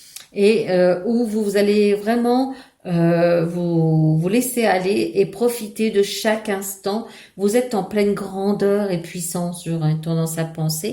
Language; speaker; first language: French; native; French